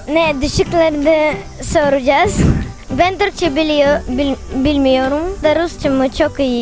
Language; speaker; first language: Turkish; non-native, learner; Russian